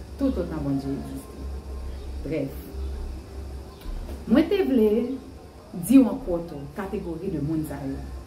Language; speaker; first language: French; non-native, learner; Haitian Creole